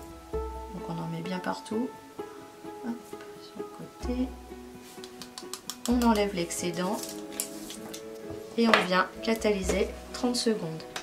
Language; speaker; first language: French; native; French